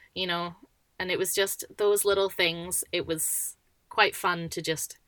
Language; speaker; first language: English; native; English